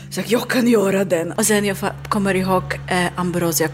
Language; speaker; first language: Swedish; non-native, learner; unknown